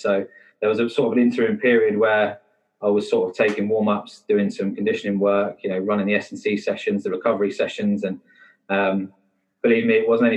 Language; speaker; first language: English; native; English